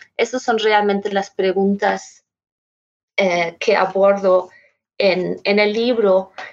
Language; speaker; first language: Spanish; non-native, fluent; German